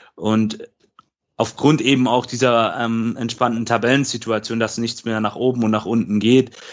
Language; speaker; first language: German; native; German